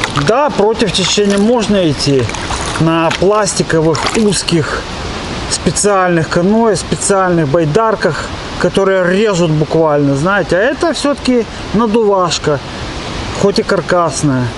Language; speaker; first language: Russian; native; Russian